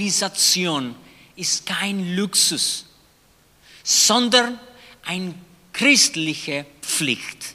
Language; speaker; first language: German; non-native, fluent; Spanish